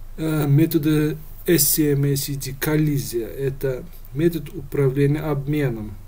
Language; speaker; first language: Russian; non-native, local second language; Uzbek